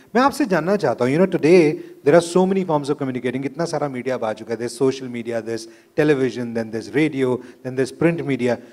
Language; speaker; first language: Hindi; native; Hindi